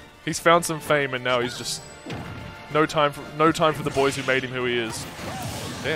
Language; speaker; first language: English; native; English